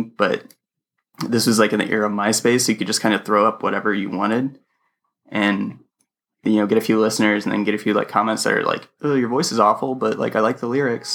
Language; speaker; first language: English; native; English